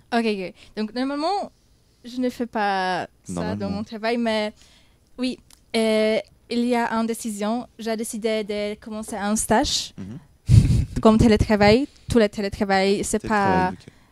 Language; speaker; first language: French; non-native, learner; Polish